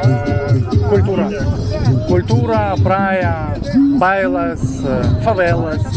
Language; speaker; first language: Portuguese; non-native, learner; Russian